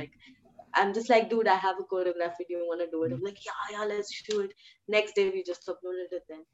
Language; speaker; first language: English; early bilingual, other home language; Hindi